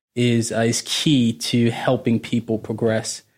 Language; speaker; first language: English; native; English